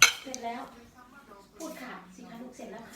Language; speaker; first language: Thai; native; Thai